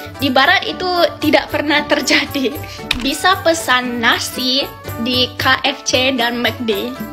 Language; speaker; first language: Indonesian; non-native, fluent; English